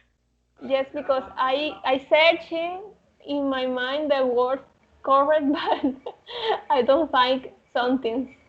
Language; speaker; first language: English; non-native, learner; Spanish